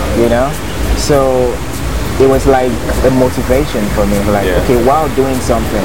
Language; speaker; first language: English; non-native, local second language; Yoruba